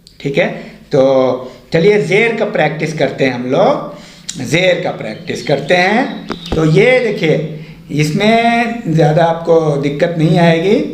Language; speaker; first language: Hindi; native; Hindi